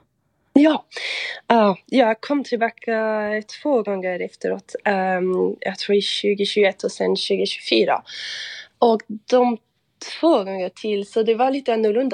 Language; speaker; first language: Swedish; non-native, fluent; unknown